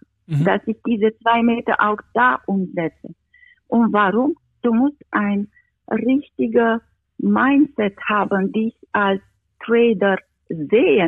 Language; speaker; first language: German; non-native, fluent; Romanian